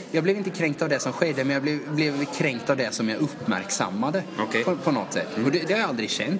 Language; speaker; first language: Swedish; native; Swedish